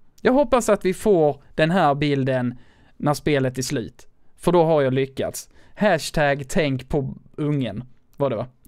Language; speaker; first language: Swedish; native; Swedish